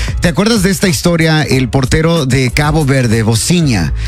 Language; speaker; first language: Spanish; early bilingual, heritage; Spanish